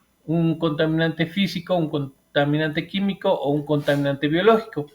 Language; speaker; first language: Spanish; native; Spanish